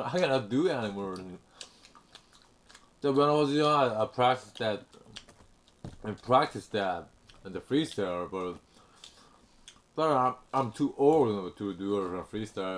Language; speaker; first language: English; non-native, learner; Korean